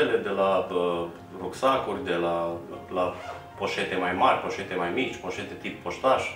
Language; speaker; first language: Romanian; non-native, local second language; Bulgarian